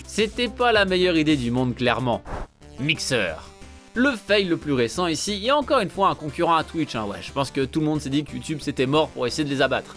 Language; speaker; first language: French; native; French